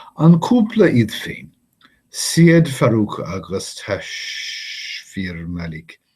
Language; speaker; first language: Irish; non-native, fluent; English